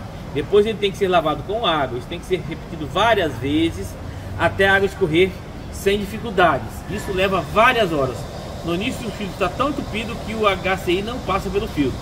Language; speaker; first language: Portuguese; native; Portuguese